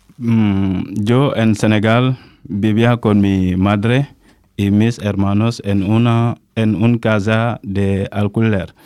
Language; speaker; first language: Spanish; non-native, learner; Wolof